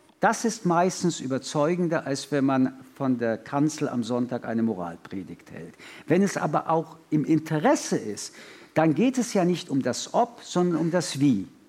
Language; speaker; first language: German; early bilingual, other home language; French